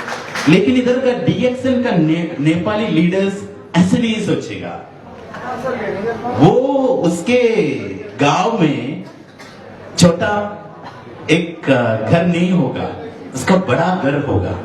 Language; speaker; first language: Hindi; non-native, learner; Nepali